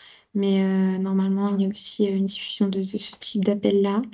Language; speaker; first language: French; native; French